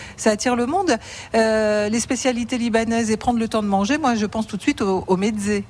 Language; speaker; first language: French; native; French